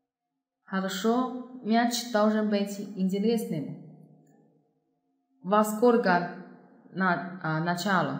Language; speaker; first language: Russian; non-native, fluent; Chinese